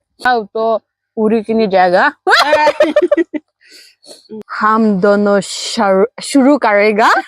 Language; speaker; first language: Hindi; non-native, local second language; Karbi